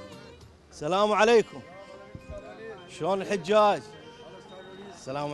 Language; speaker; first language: Arabic; native; Arabic